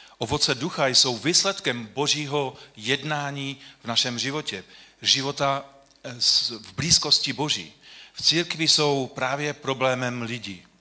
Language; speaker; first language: Czech; non-native, local second language; Polish